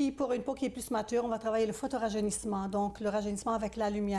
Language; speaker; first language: French; native; French